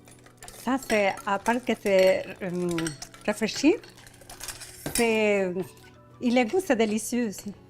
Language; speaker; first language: French; non-native, learner; Spanish